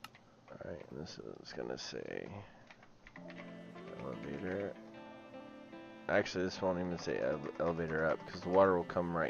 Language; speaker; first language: English; native; English